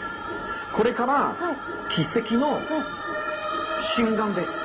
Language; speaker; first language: Japanese; non-native, learner; Chinese